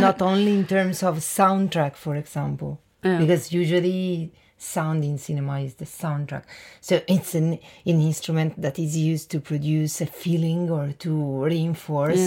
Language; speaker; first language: English; non-native, fluent; Italian